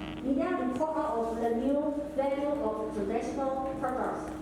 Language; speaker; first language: English; non-native, learner; Chinese